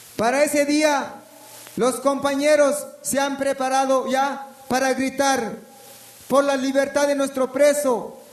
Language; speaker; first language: Spanish; non-native, local second language; Tzotzil